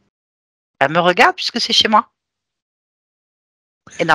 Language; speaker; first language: French; native; French